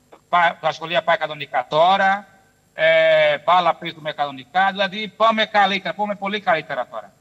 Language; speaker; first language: Greek; non-native, fluent; Portuguese